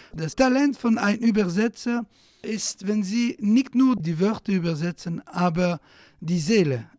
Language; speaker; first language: German; non-native, fluent; Italian